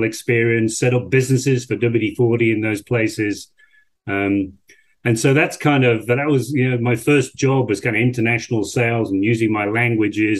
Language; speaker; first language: English; native; English